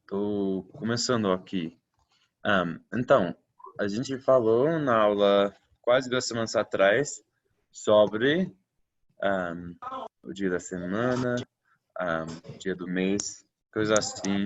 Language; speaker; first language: Portuguese; non-native, fluent; English